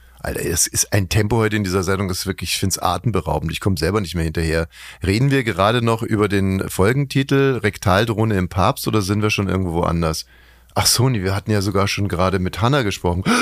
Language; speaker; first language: German; native; German